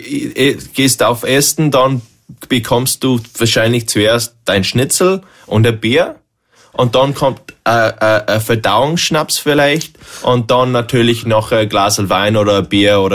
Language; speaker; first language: German; non-native, fluent; English